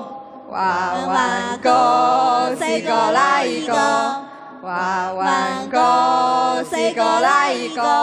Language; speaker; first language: Chinese; native; Chinese